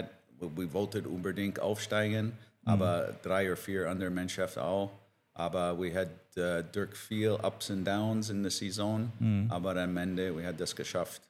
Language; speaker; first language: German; non-native, learner; English